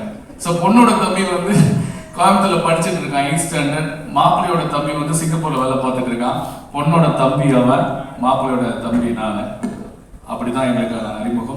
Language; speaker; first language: Tamil; native; Tamil